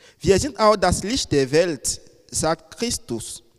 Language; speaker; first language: German; non-native, fluent; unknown